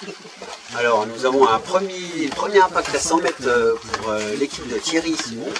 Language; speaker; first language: French; native; French